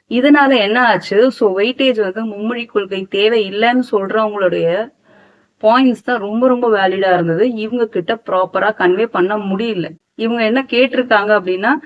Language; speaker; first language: Tamil; non-native, local second language; Telugu